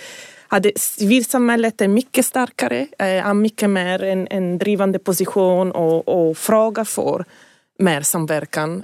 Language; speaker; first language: Swedish; non-native, fluent; Italian